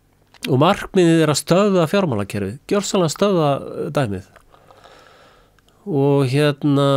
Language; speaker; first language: Icelandic; native; Icelandic